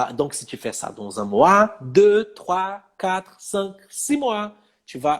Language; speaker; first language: French; non-native, fluent; Portuguese